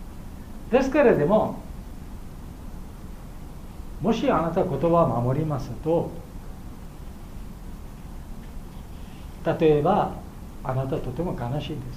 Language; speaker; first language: Japanese; non-native, learner; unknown